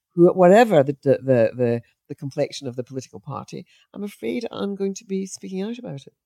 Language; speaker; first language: English; native; English